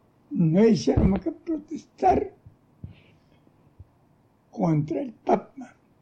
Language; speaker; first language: Spanish; native; Spanish